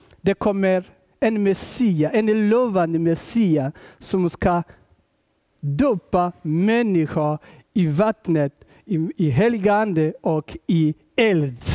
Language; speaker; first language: Swedish; non-native, fluent; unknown